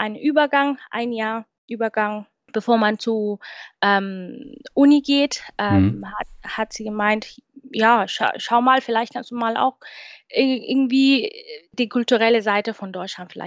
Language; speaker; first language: German; non-native, fluent; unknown